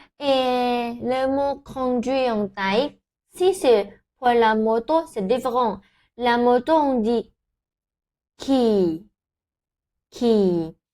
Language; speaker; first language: French; non-native, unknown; Thai